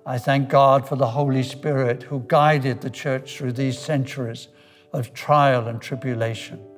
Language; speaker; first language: English; native; English